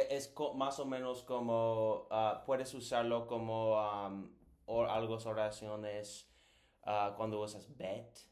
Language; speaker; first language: Spanish; non-native, learner; English